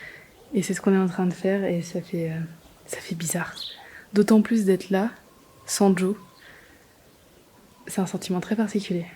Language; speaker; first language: French; native; French